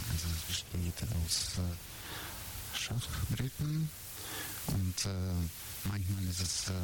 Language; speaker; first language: German; non-native, learner; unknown